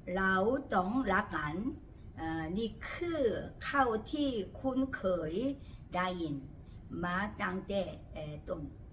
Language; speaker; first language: Thai; non-native, fluent; Korean